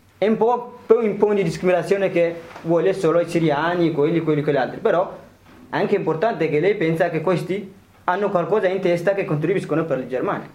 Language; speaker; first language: Italian; non-native, fluent; Tigrinya